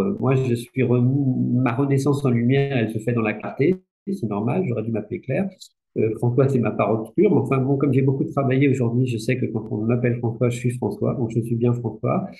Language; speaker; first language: French; native; French